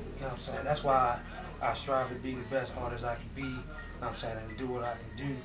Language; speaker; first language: English; native; English